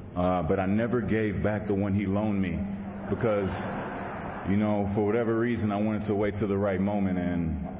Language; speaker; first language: English; native; English